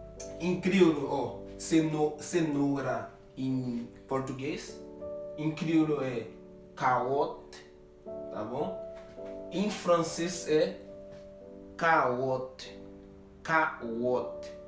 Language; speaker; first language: Portuguese; non-native, fluent; Haitian Creole